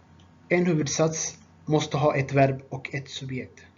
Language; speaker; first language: Swedish; non-native, fluent; Tigrinya